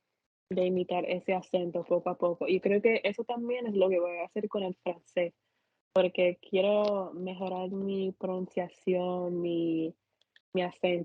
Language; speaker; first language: Spanish; non-native, fluent; English